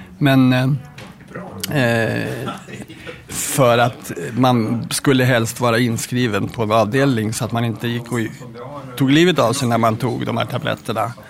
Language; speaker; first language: Swedish; native; Swedish